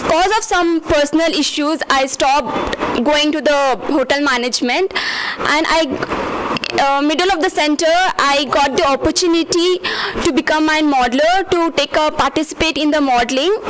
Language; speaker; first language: English; non-native, local second language; Kannada